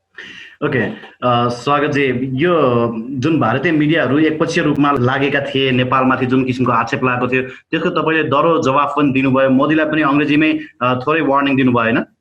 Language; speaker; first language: Nepali; native; Nepali